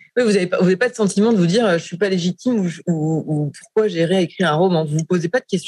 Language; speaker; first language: French; native; French